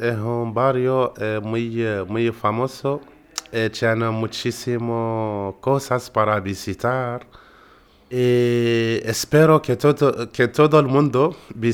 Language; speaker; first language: Spanish; non-native, fluent; Arabic